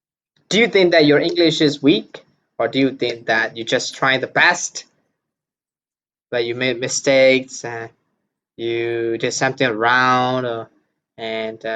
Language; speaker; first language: English; non-native, fluent; Burmese